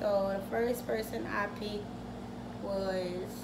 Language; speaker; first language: English; native; English